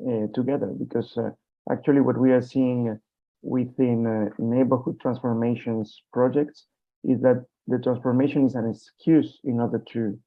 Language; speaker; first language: English; non-native, fluent; Spanish